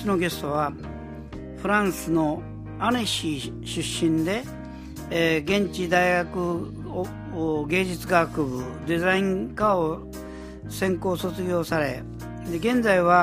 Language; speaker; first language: Japanese; native; Japanese